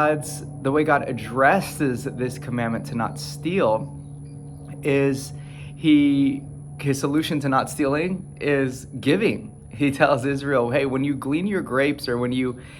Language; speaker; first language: English; native; English